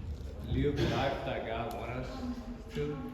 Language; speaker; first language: English; early bilingual, other home language; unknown